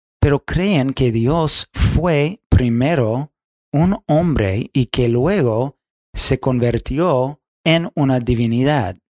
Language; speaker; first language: Spanish; non-native, fluent; English